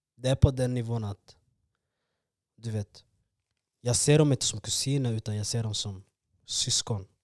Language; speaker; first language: Swedish; early bilingual, other home language; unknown